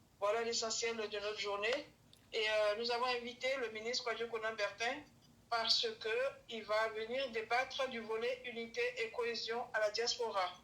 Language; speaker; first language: French; early bilingual, other home language; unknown